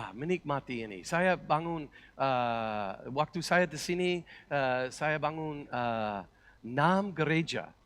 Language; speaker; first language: Indonesian; non-native, learner; English